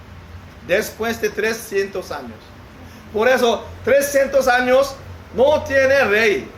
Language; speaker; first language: Spanish; non-native, learner; Korean